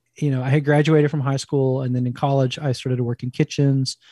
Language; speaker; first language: English; native; English